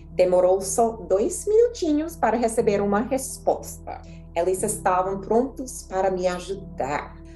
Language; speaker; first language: Portuguese; non-native, fluent; English